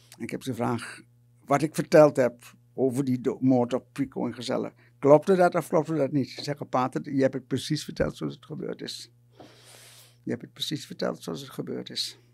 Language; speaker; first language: Dutch; native; Dutch